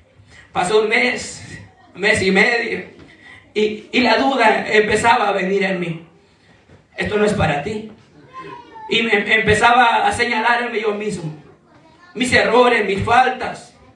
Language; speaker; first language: Spanish; native; Spanish